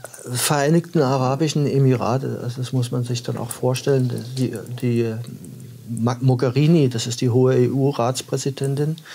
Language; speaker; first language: German; native; German